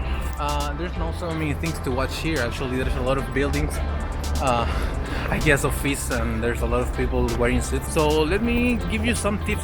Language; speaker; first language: English; non-native, fluent; Spanish